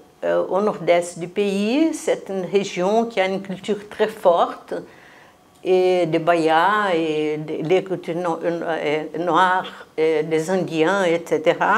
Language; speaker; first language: French; non-native, fluent; Portuguese